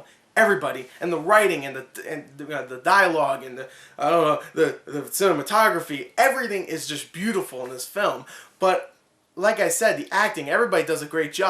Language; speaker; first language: English; native; English